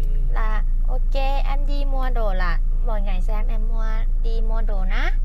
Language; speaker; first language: Vietnamese; non-native, learner; Thai